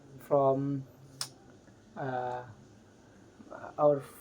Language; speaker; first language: English; non-native, learner; Indonesian